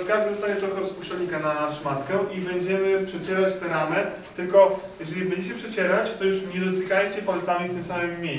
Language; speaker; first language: Polish; native; Polish